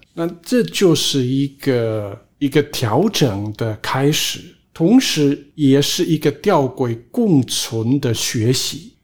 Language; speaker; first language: Chinese; non-native, fluent; German